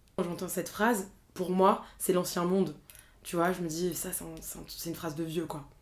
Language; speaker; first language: French; native; French